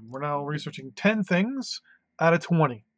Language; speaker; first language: English; native; English